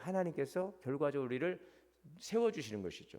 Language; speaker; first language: Korean; native; Korean